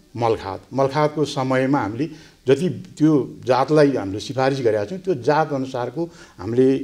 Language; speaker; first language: Nepali; native; Nepali